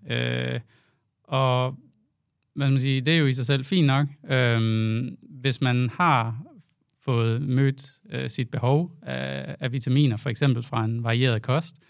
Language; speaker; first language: Danish; native; Danish